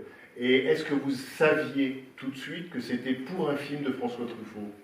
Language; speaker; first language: French; native; French